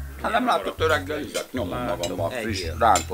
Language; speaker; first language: Hungarian; native; Hungarian